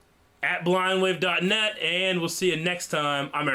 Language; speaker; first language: English; native; English